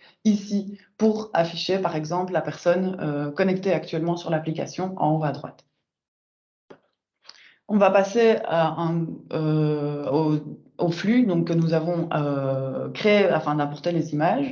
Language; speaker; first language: French; native; French